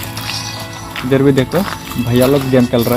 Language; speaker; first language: Hindi; non-native, local second language; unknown